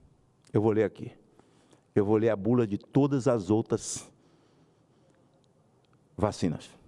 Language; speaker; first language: Portuguese; native; Portuguese